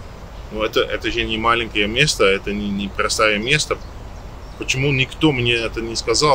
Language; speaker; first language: Russian; non-native, learner; Dutch